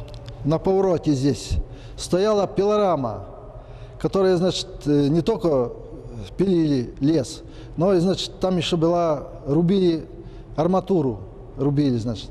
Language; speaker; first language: Russian; non-native, local second language; Ukrainian